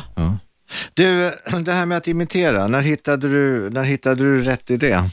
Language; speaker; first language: Swedish; native; Swedish